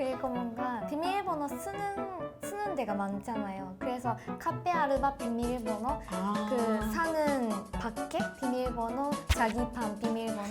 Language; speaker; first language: Korean; non-native, learner; Japanese